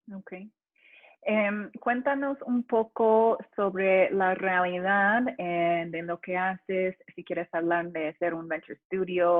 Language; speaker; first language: Spanish; non-native, fluent; English